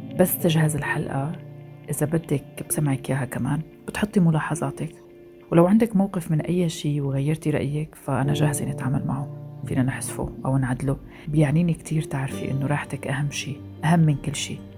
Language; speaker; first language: Arabic; native; Arabic